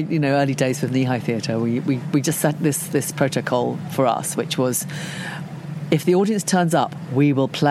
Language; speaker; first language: English; native; English